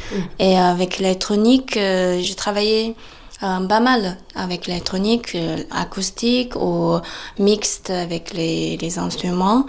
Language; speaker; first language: French; non-native, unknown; Chinese